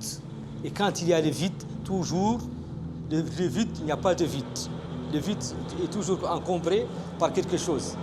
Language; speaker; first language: French; non-native, local second language; Arabic